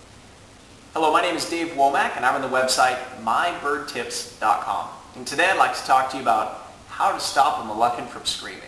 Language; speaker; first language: English; native; English